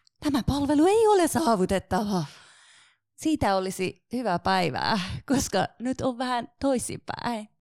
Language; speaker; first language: Finnish; non-native, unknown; Persian